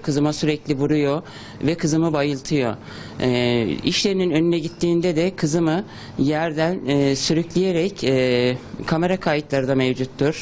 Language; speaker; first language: Turkish; native; Turkish